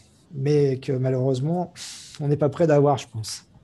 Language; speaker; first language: French; native; French